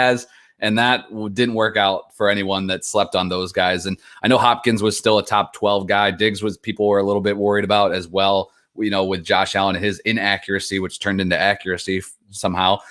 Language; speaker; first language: English; native; English